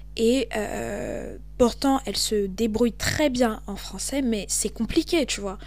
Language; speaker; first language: French; native; French